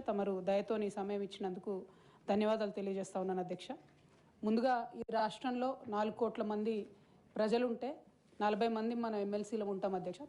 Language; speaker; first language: Telugu; native; Telugu